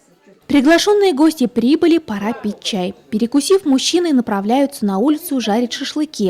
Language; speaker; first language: Russian; native; Russian